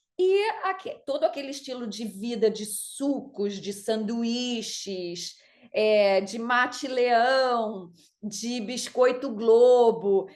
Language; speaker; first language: Portuguese; native; Portuguese